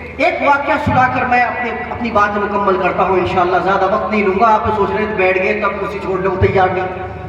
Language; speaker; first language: Urdu; non-native, local second language; Bangla